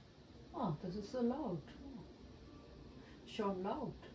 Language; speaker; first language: German; non-native, learner; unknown